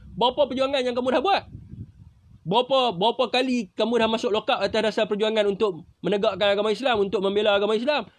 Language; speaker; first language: Malay; native; Malay